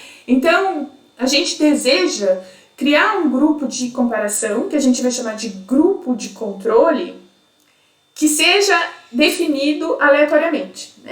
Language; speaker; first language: Portuguese; native; Portuguese